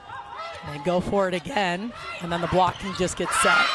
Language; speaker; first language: English; native; English